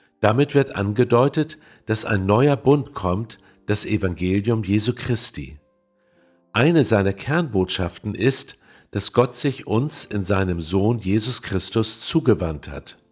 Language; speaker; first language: German; native; German